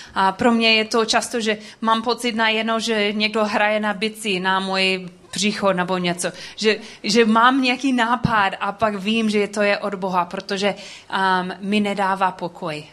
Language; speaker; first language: Czech; non-native, learner; English